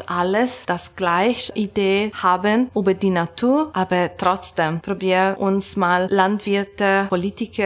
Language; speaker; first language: German; non-native, learner; Italian